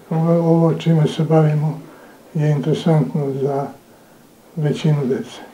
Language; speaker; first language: Croatian; native; Croatian